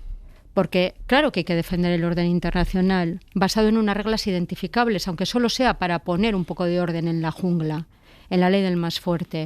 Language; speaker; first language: Spanish; native; Spanish